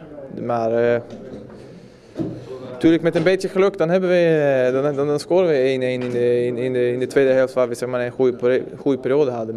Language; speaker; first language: Dutch; non-native, fluent; Swedish